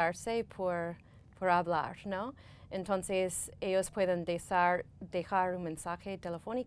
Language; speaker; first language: Spanish; non-native, fluent; English